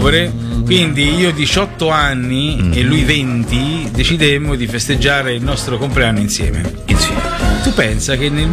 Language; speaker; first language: Italian; native; Italian